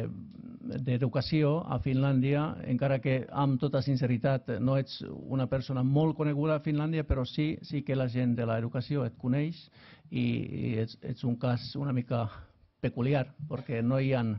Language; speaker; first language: Catalan; non-native, fluent; Finnish